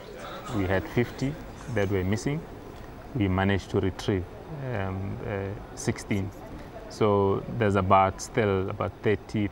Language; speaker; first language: English; non-native, local second language; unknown